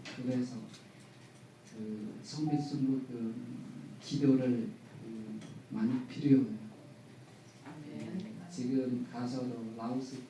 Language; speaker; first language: Korean; non-native, learner; Lao